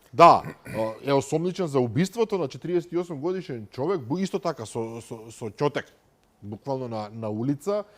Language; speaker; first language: Macedonian; native; Macedonian